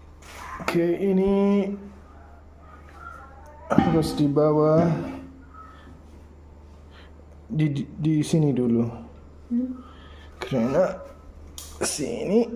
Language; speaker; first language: Indonesian; non-native, learner; English